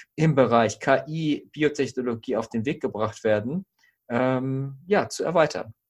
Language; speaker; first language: German; native; German